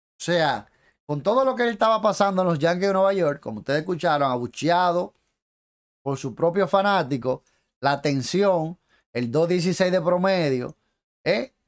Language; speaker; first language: Spanish; native; Spanish